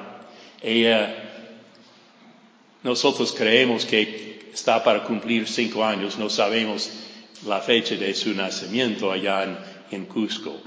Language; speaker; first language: Spanish; non-native, fluent; English